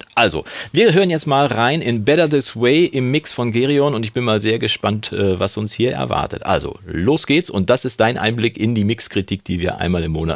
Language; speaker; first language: German; native; German